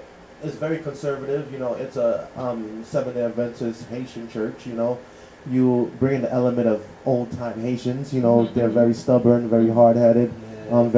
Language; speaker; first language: English; native; English